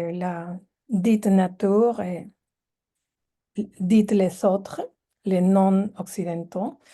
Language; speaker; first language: French; non-native, fluent; Spanish